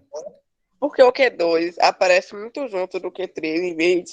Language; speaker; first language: Portuguese; native; Portuguese